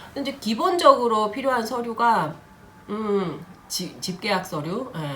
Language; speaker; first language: Korean; native; Korean